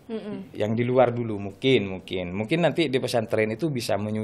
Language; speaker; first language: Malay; non-native, local second language; Madurese